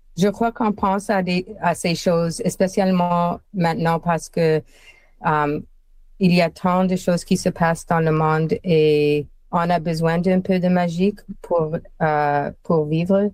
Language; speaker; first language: French; non-native, learner; English